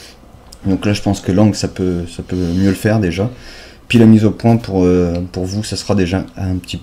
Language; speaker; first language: French; native; French